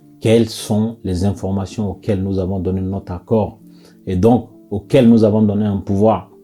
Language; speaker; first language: French; non-native, local second language; Bambara